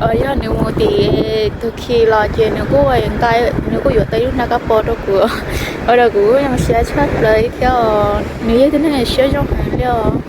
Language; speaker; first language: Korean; non-native, learner; Hmong